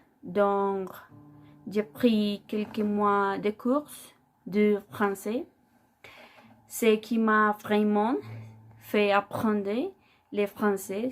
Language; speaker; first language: French; non-native, fluent; Spanish